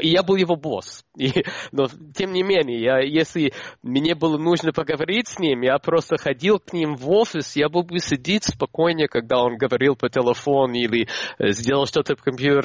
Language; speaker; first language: Russian; non-native, fluent; English